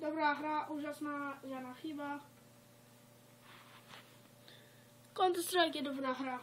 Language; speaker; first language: Czech; non-native, learner; Slovak